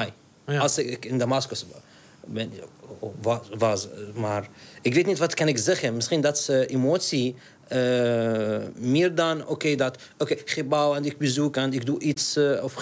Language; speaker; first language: Dutch; non-native, learner; Arabic